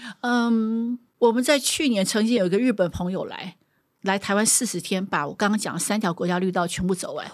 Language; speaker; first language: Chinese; native; Chinese